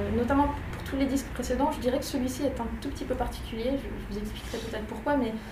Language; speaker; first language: French; native; French